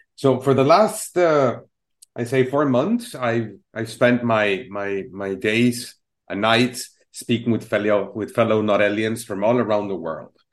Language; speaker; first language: English; non-native, fluent; Spanish